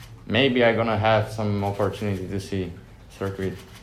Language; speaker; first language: English; non-native, fluent; Slovak